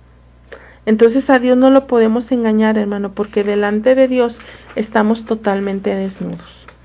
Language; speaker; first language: Spanish; native; Spanish